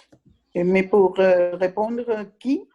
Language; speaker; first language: French; non-native, learner; Spanish